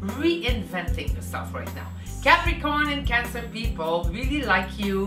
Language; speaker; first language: English; native; English